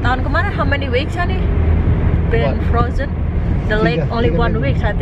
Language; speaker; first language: English; non-native, learner; Indonesian